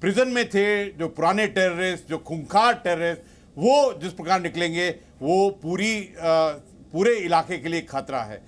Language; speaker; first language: Hindi; native; Hindi